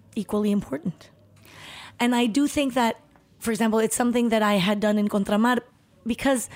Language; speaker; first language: English; early bilingual, other home language; Spanish